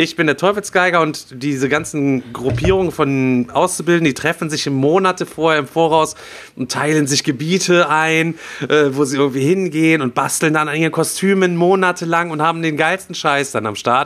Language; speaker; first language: German; native; German